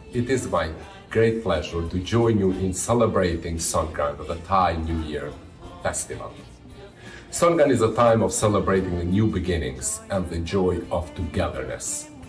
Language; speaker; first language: English; non-native, fluent; Albanian